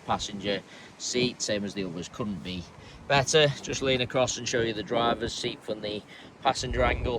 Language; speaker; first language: English; native; English